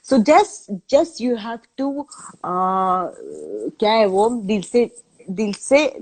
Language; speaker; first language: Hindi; non-native, learner; Azerbaijani